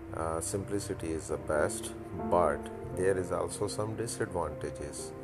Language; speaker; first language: English; non-native, local second language; Urdu